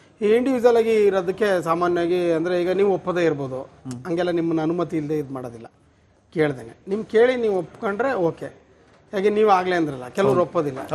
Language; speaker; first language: Kannada; native; Kannada